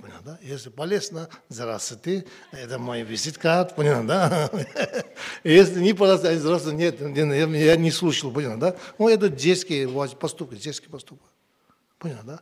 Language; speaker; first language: Russian; non-native, learner; Tibetan